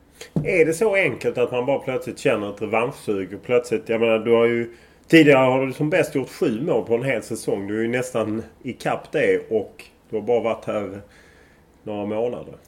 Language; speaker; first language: Swedish; native; Swedish